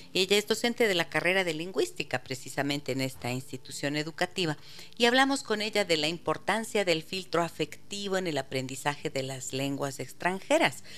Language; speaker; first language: Spanish; native; Spanish